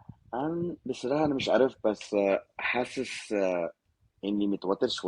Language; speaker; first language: Arabic; non-native, learner; Spanish